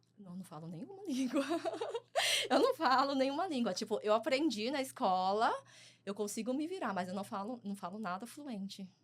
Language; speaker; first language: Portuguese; early bilingual, other home language; Chinese